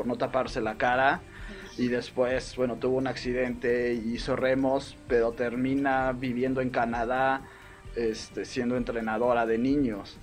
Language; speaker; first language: Spanish; native; Spanish